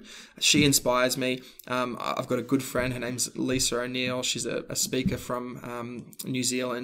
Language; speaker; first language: English; native; English